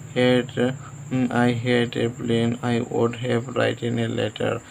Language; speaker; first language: English; non-native, local second language; Bangla